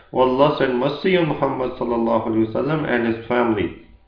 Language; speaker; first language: English; non-native, local second language; Urdu